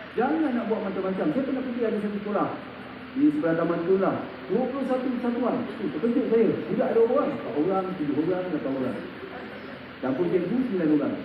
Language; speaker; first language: Malay; native; Malay